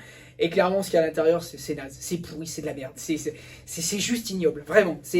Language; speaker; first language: French; native; French